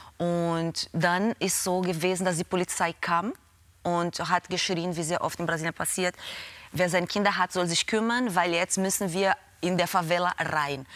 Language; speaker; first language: German; non-native, fluent; Portuguese